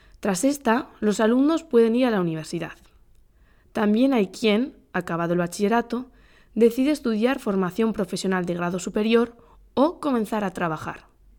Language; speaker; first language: Spanish; native; Spanish